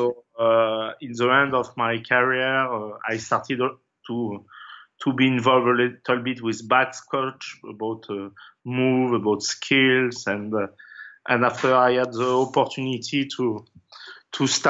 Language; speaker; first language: English; non-native, fluent; French